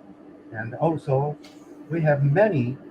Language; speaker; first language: English; non-native, learner; Japanese